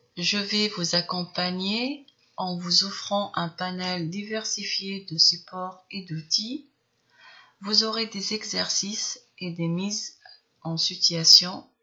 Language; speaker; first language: French; non-native, local second language; Arabic